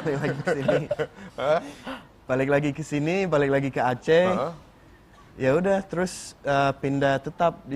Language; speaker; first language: Indonesian; non-native, fluent; English